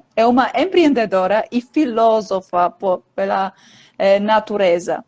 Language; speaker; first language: Portuguese; non-native, fluent; Polish